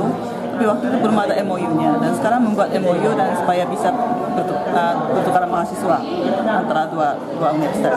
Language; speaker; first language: Indonesian; non-native, fluent; Japanese